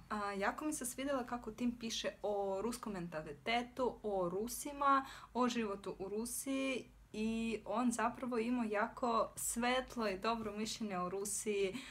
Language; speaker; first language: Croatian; non-native, fluent; Russian